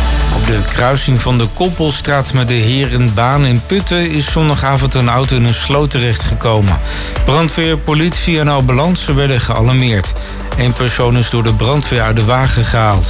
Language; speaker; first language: Dutch; native; Dutch